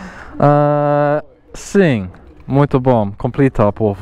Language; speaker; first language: Portuguese; non-native, learner; English